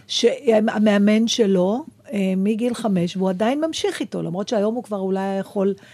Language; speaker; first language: Hebrew; native; Hebrew